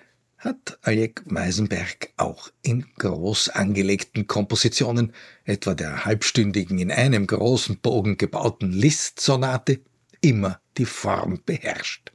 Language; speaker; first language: German; native; German